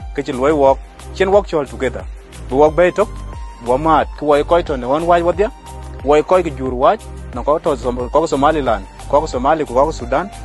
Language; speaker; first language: English; non-native, fluent; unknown